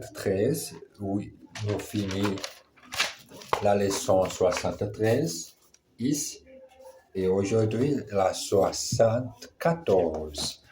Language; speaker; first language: French; non-native, learner; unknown